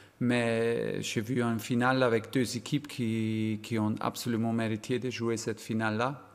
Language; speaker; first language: French; non-native, learner; German